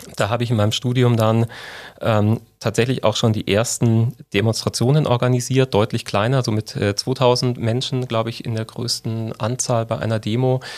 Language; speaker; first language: German; native; German